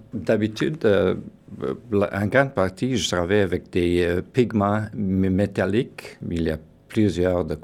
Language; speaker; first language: French; non-native, fluent; Portuguese